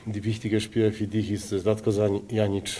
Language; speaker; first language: German; non-native, learner; Polish